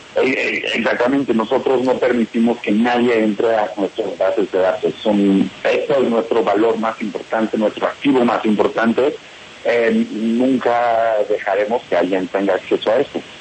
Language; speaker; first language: Spanish; non-native, fluent; English